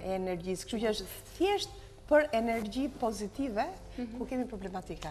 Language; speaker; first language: Albanian; native; Albanian